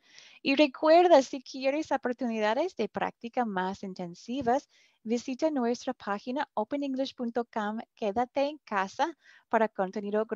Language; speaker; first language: Spanish; non-native, fluent; English